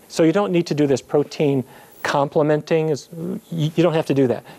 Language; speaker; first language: English; native; English